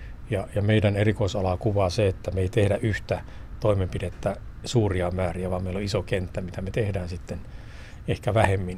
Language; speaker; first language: Finnish; native; Finnish